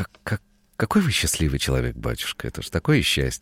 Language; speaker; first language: Russian; native; Russian